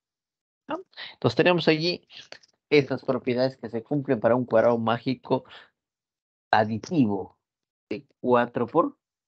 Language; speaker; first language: Spanish; native; Spanish